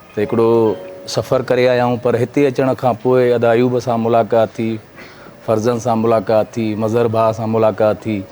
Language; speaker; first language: Sindhi; native; Sindhi